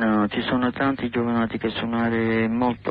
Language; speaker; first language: Italian; non-native, learner; English